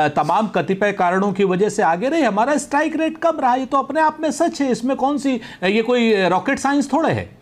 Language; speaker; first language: Hindi; native; Hindi